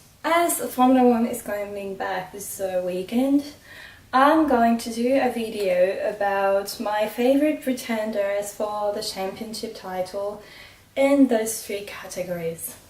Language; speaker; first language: English; non-native, fluent; French